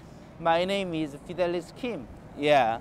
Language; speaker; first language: English; non-native, learner; Korean